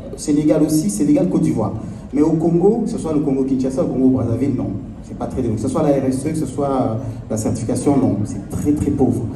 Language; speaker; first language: French; non-native, local second language; Lingala